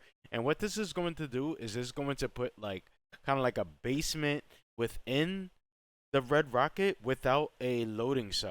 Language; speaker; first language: English; native; English